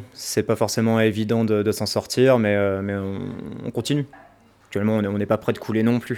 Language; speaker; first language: French; native; French